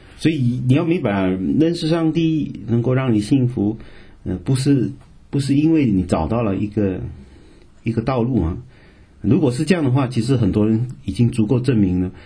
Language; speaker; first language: Chinese; native; Chinese